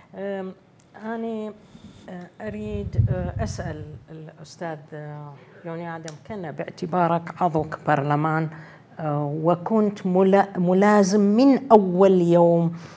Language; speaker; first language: Arabic; native; Arabic